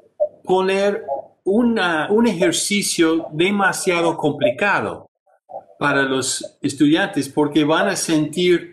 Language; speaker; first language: Spanish; non-native, fluent; English